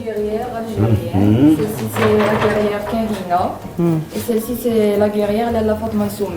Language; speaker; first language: French; non-native, local second language; Arabic